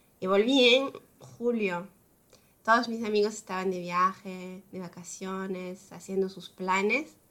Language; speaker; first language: Spanish; non-native, fluent; French